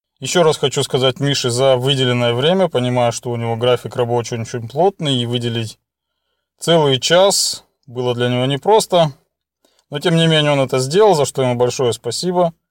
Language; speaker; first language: Russian; native; Russian